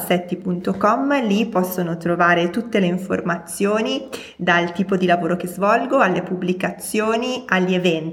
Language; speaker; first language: Italian; native; Italian